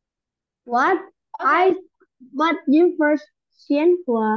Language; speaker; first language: English; non-native, learner; Indonesian